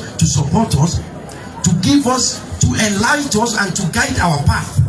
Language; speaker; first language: English; non-native, local second language; Yoruba